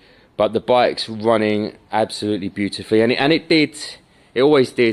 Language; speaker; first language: English; native; English